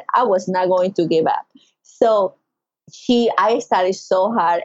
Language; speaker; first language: English; non-native, learner; Spanish